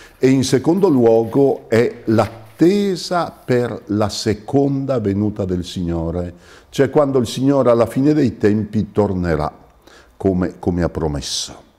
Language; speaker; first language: Italian; native; Italian